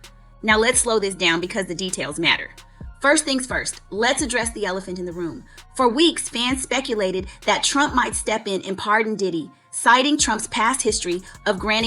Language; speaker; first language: English; native; English